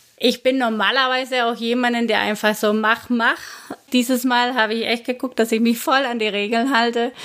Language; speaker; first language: German; non-native, fluent; Spanish